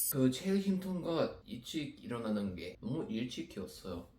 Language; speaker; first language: Korean; non-native, learner; English